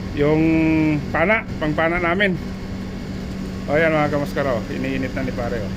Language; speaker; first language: Filipino; non-native, local second language; Bikol